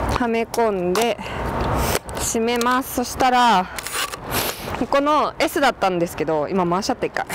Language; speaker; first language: Japanese; early bilingual, heritage; Japanese